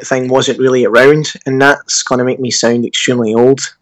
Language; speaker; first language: English; native; English